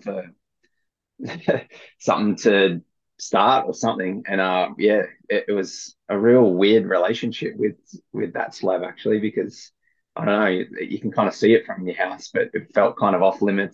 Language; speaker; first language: English; native; English